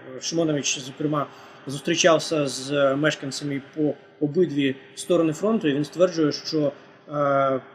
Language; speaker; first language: Ukrainian; native; Ukrainian